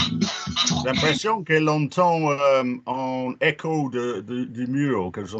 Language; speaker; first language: French; non-native, fluent; English